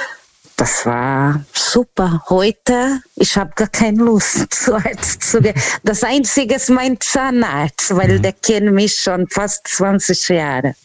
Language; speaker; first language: German; non-native, learner; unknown